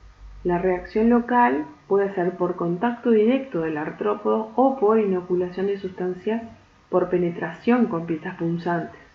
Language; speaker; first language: Spanish; native; Spanish